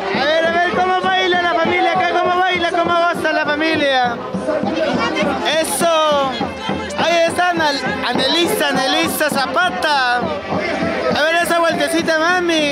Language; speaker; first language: Spanish; native; Spanish